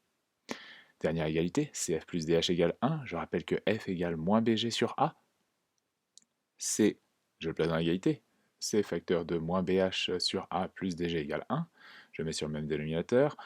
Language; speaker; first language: French; native; French